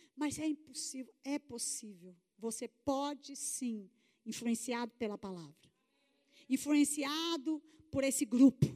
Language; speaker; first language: Portuguese; native; Portuguese